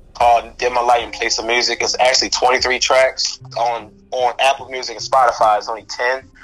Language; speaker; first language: English; native; English